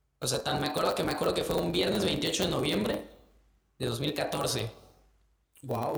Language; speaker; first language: Spanish; native; Spanish